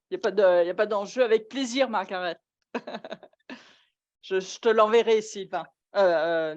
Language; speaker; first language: French; native; French